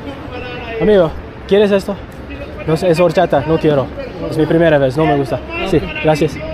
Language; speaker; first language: Spanish; non-native, learner; English